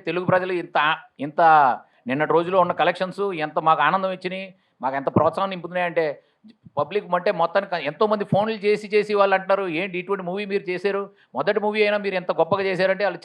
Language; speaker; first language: Telugu; native; Telugu